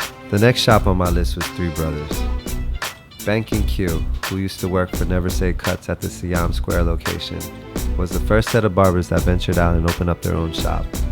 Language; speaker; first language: English; native; English